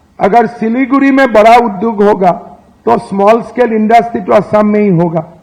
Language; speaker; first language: Hindi; non-native, local second language; Assamese